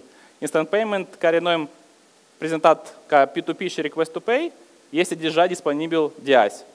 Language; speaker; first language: Romanian; non-native, local second language; Russian